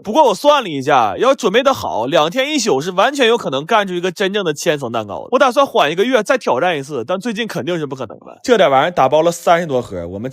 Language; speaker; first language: Chinese; native; Chinese